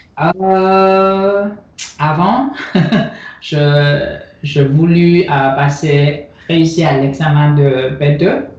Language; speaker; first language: French; non-native, learner; Chinese